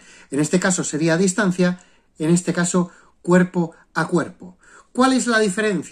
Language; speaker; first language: Spanish; native; Spanish